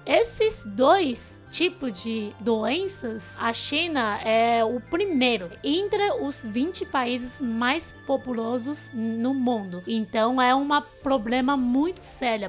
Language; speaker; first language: Portuguese; non-native, fluent; Chinese